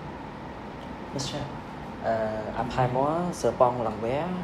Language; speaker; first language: French; non-native, learner; Khmer